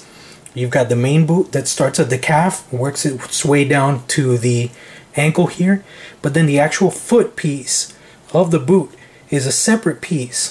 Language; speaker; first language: English; native; English